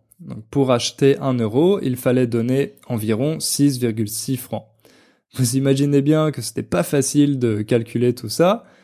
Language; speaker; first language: French; native; French